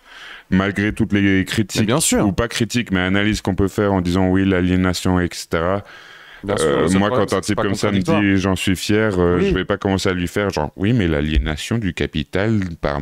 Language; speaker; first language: French; native; French